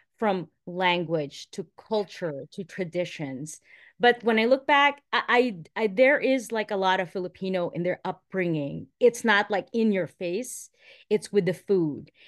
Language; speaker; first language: English; non-native, local second language; Filipino